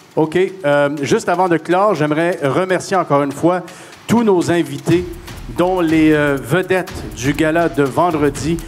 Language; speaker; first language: French; native; French